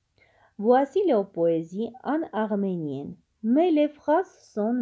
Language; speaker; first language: French; non-native, fluent; Armenian